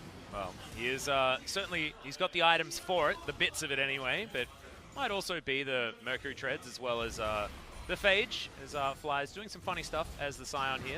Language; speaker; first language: English; native; English